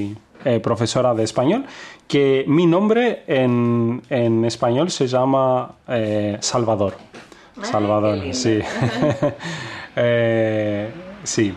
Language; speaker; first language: Spanish; non-native, fluent; Greek